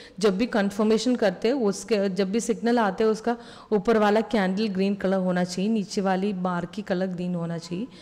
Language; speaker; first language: Hindi; non-native, local second language; Malayalam